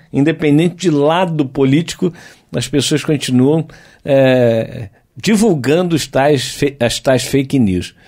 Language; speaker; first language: Portuguese; native; Portuguese